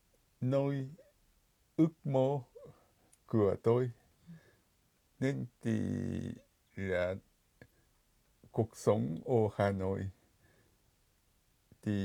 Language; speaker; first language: Vietnamese; non-native, fluent; Japanese